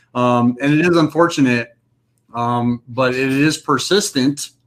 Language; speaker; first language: English; native; English